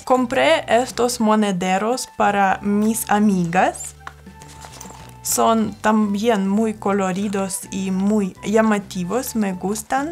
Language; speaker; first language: Spanish; non-native, fluent; Russian